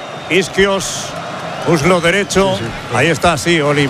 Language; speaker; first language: Spanish; native; Spanish